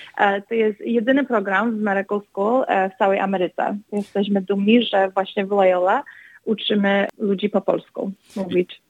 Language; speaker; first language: Polish; early bilingual, other home language; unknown